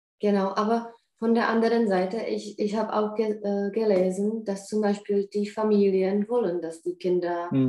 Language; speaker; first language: German; non-native, fluent; Czech